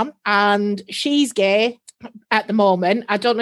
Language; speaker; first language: English; native; English